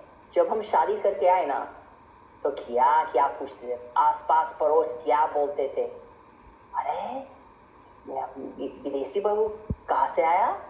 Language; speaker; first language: Hindi; non-native, fluent; English